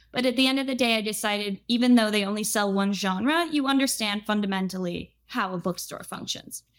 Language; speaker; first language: English; native; English